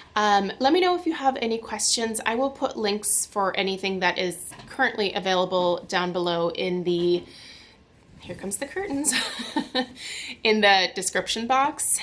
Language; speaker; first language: English; native; English